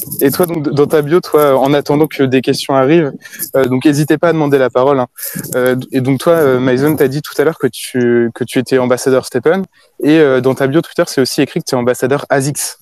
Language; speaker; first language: French; native; French